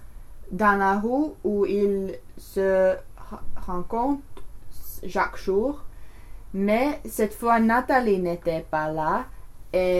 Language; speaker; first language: French; non-native, learner; English